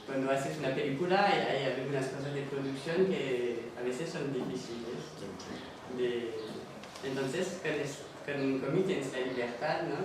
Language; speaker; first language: Spanish; non-native, fluent; French